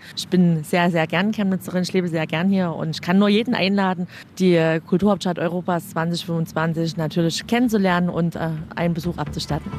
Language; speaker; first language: German; native; German